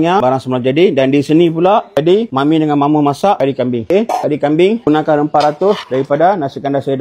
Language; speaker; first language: Malay; native; Malay